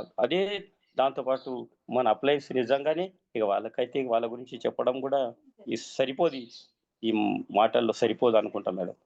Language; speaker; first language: Telugu; native; Telugu